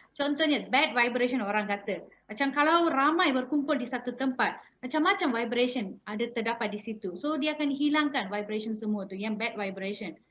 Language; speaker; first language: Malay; non-native, local second language; Tamil